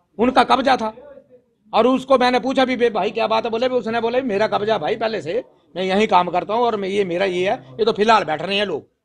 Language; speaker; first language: Hindi; native; Hindi